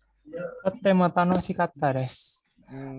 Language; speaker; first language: Japanese; non-native, learner; Indonesian